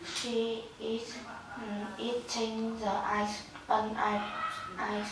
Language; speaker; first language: English; non-native, learner; Vietnamese